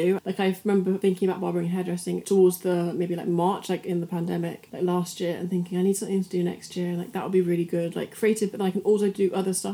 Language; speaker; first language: English; native; English